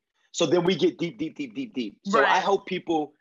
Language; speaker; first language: English; early bilingual, other home language; Spanish